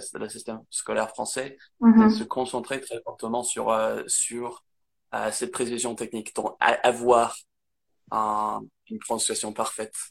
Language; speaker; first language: French; non-native, fluent; English